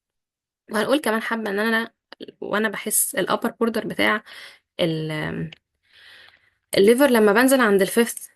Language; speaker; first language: Arabic; native; Arabic